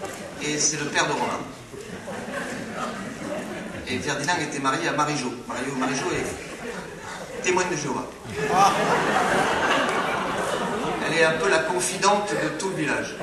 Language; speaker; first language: French; native; French